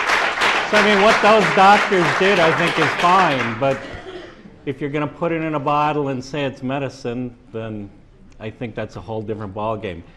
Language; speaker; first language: English; native; English